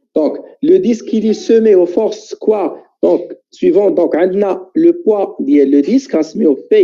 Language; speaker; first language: French; non-native, local second language; Arabic